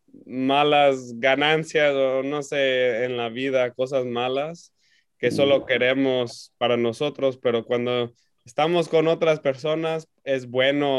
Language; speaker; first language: Spanish; non-native, fluent; English